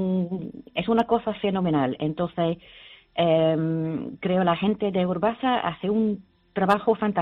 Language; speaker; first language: Spanish; non-native, learner; English